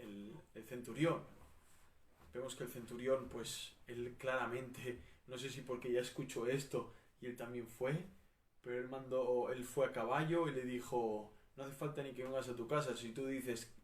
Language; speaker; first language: Spanish; native; Spanish